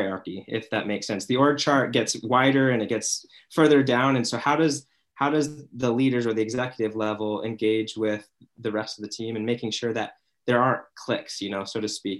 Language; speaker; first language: English; native; English